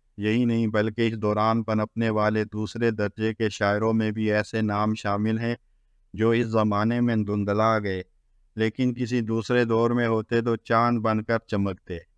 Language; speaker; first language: Urdu; native; Urdu